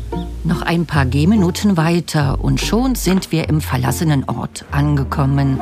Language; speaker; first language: German; native; German